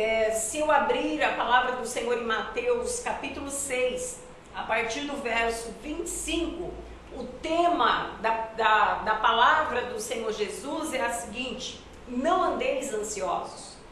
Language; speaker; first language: Portuguese; native; Portuguese